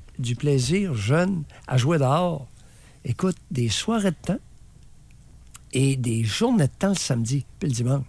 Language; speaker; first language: French; native; French